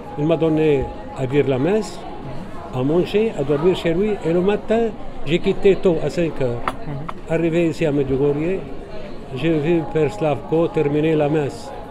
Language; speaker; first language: French; non-native, local second language; Arabic